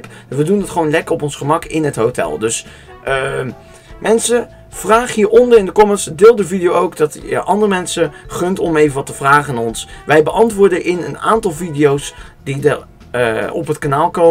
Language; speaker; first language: Dutch; native; Dutch